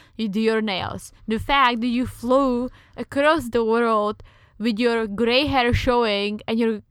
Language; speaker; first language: English; non-native, fluent; Czech